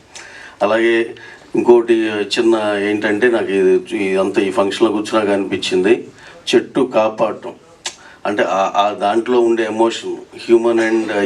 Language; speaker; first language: Telugu; native; Telugu